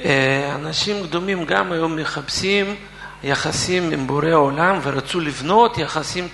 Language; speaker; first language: Hebrew; non-native, fluent; Russian